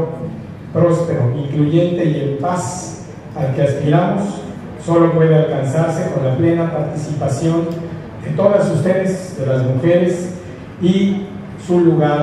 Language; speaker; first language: Spanish; native; Spanish